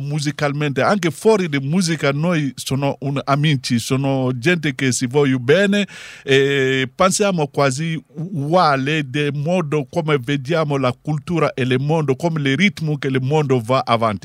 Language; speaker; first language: Italian; non-native, learner; Bambara